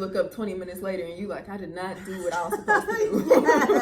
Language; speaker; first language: English; native; English